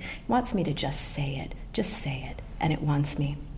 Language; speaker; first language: English; native; English